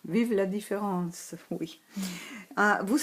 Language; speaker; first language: French; non-native, learner; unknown